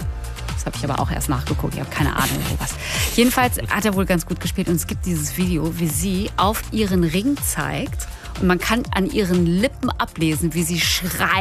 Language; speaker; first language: German; native; German